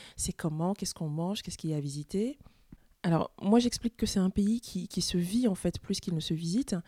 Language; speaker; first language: French; native; French